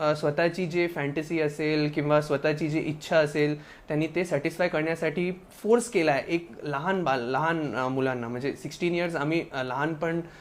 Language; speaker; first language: Marathi; non-native, local second language; Sindhi